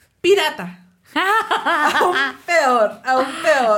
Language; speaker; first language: Spanish; native; Spanish